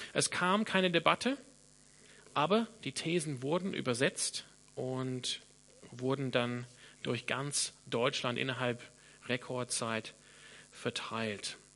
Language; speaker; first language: German; non-native, fluent; English